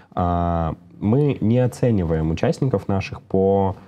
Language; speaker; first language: Russian; native; Russian